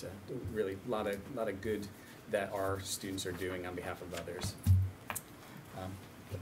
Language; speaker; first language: English; native; English